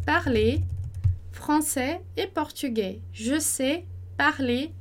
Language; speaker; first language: French; non-native, fluent; Portuguese